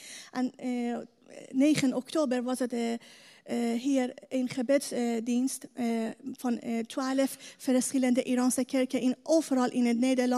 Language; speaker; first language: Dutch; non-native, learner; Persian